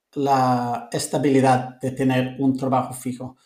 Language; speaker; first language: Spanish; non-native, fluent; English